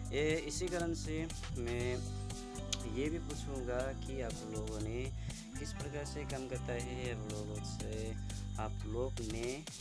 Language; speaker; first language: Hindi; non-native, local second language; Nepali